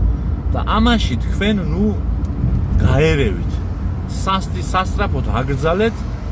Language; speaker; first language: Georgian; native; Georgian